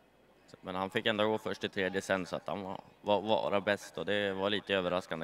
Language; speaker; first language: Swedish; native; Swedish